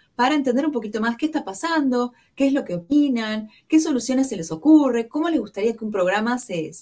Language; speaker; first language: Spanish; native; Spanish